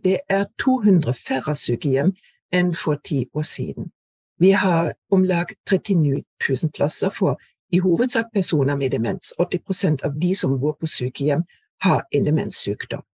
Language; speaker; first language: Norwegian; non-native, fluent; German